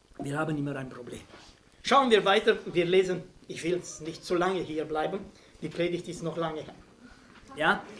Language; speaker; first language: German; non-native, fluent; Romanian